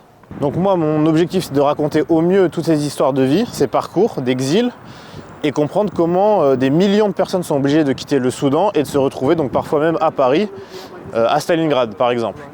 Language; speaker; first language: French; native; French